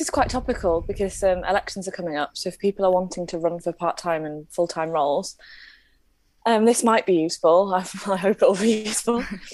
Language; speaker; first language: English; native; English